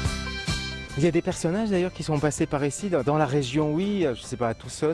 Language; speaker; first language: French; native; French